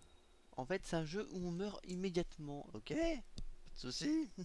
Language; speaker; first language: French; native; French